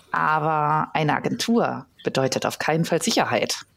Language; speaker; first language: German; native; German